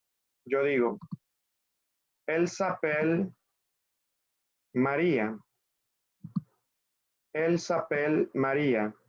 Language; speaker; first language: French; non-native, fluent; Spanish